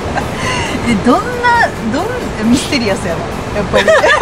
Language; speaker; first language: Japanese; native; Japanese